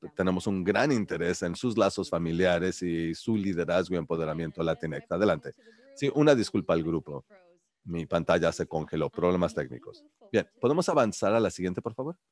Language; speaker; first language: Spanish; early bilingual, heritage; Spanish